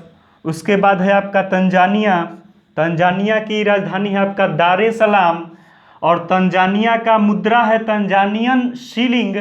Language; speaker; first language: Hindi; native; Hindi